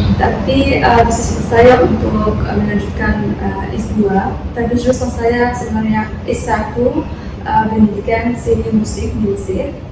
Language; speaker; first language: Indonesian; non-native, fluent; Arabic